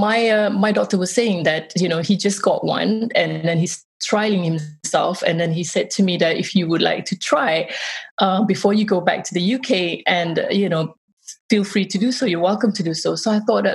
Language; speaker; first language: English; non-native, local second language; Malay